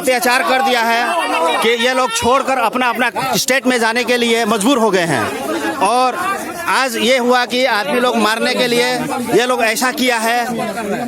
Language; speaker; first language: Hindi; non-native, local second language; Manipuri